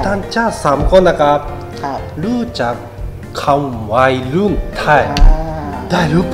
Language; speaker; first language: Thai; non-native, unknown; Japanese